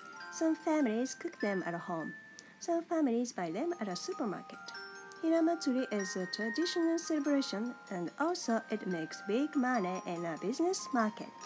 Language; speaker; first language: English; non-native, fluent; Japanese